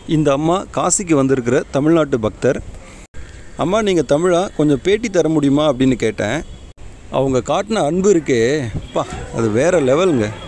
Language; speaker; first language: Tamil; native; Tamil